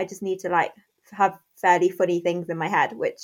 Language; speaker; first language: English; native; English